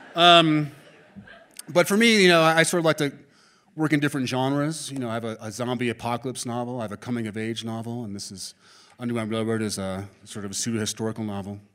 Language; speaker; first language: English; native; English